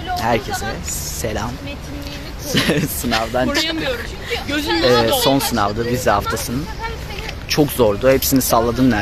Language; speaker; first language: Turkish; native; Turkish